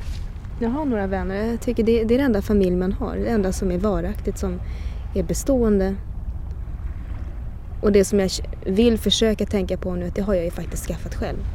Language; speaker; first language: Swedish; native; Swedish